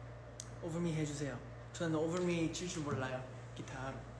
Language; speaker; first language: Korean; early bilingual, heritage; English